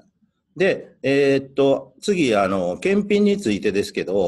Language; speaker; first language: Japanese; native; Japanese